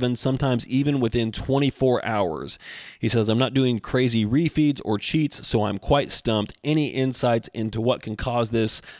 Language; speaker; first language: English; native; English